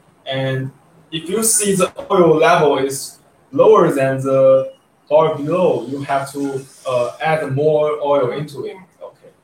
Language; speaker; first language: English; non-native, learner; Chinese